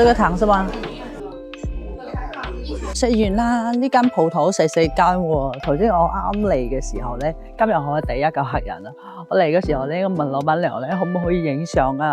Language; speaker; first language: Chinese; non-native, local second language; Hakka Chinese